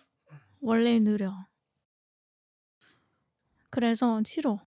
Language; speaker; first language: Korean; non-native, fluent; Thai